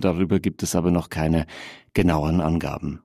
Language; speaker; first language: German; native; German